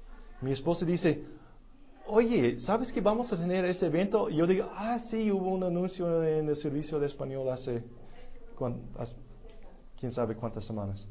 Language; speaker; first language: Spanish; non-native, fluent; English